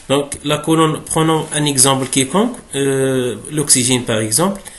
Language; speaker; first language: French; non-native, local second language; Arabic